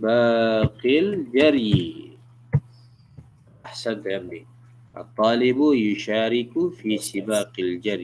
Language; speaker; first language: Arabic; non-native, fluent; Malay